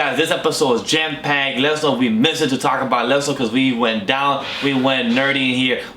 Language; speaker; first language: English; native; English